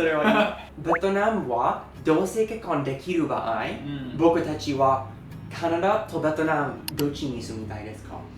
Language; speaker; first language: Japanese; non-native, learner; English